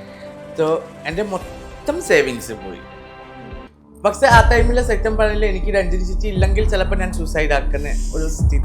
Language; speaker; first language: Malayalam; non-native, learner; Assamese